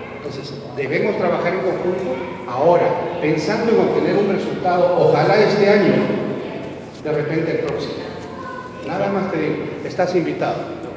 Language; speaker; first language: Spanish; native; Spanish